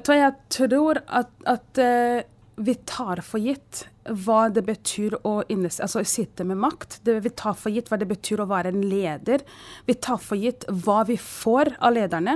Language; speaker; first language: Swedish; non-native, fluent; Kinyarwanda